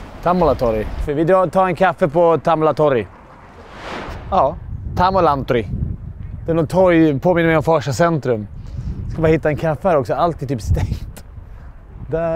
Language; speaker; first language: Swedish; native; Swedish